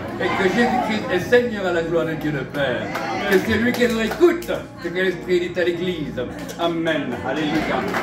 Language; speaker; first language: French; early bilingual, other home language; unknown